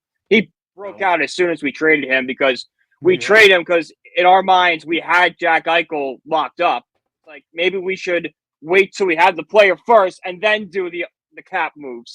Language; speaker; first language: English; native; English